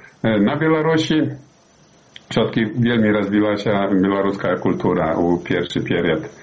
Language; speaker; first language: Polish; non-native, learner; Belarusian